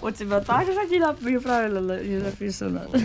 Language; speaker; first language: Russian; non-native, local second language; Latvian